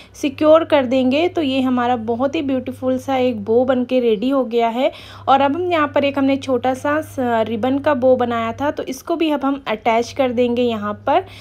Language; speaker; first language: Hindi; native; Hindi